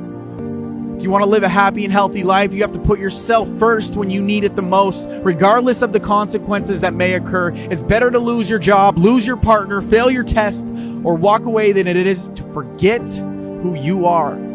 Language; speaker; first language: English; native; English